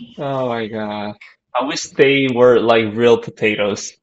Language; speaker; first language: English; non-native, fluent; Korean